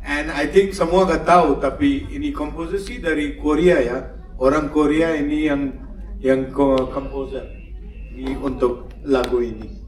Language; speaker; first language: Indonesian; non-native, fluent; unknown